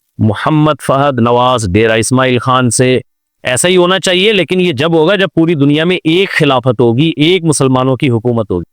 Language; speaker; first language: Urdu; native; Urdu